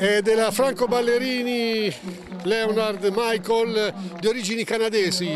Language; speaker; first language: Italian; native; Italian